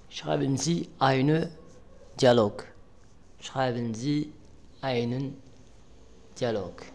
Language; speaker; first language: German; non-native, learner; Arabic